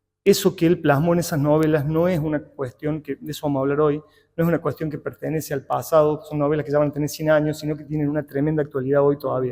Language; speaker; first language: Spanish; native; Spanish